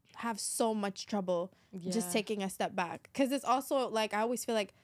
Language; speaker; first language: English; native; English